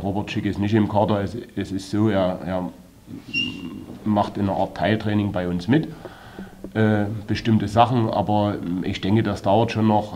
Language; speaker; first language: German; native; German